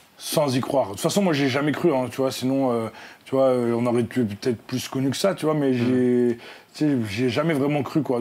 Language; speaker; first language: French; native; French